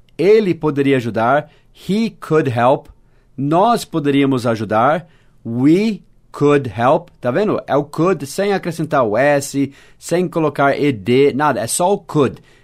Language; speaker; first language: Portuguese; non-native, fluent; English